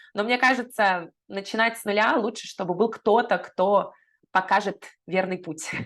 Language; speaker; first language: Russian; native; Russian